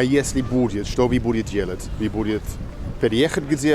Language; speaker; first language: Russian; non-native, learner; English